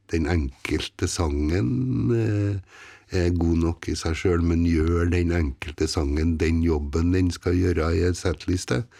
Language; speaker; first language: Norwegian; native; Norwegian